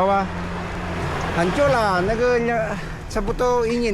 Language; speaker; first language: Chinese; non-native, learner; Filipino